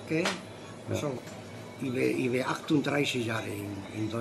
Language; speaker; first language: German; non-native, fluent; Spanish